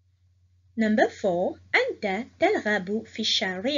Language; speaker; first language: Arabic; non-native, fluent; Morisyen